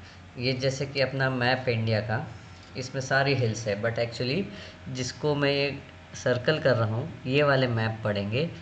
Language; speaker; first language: Hindi; native; Hindi